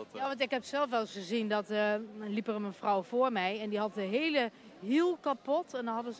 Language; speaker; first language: Dutch; native; Dutch